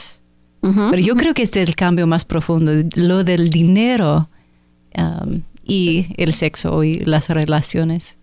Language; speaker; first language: Spanish; non-native, fluent; English